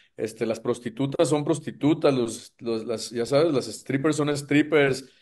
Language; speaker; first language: Spanish; native; Spanish